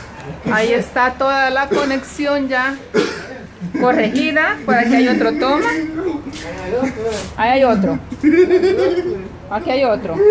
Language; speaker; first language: Spanish; native; Spanish